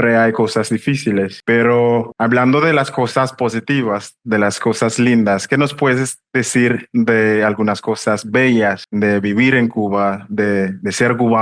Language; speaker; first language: Spanish; non-native, fluent; English